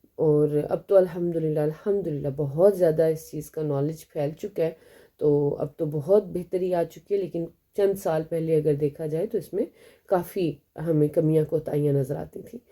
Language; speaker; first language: Urdu; native; Urdu